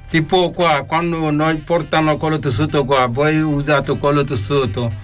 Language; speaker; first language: Italian; non-native, learner; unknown